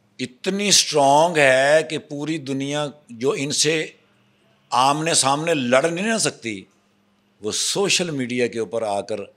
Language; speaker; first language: Urdu; non-native, local second language; Punjabi